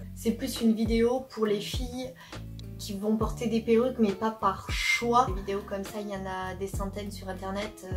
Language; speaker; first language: French; native; French